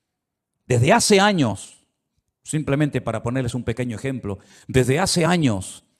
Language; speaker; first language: Spanish; native; Spanish